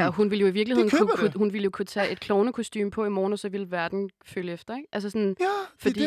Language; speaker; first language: Danish; native; Danish